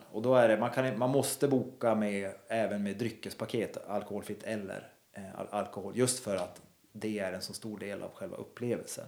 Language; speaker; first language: Swedish; native; Swedish